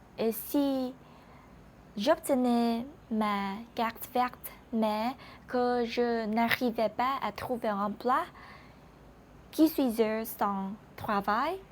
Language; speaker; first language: French; non-native, learner; Vietnamese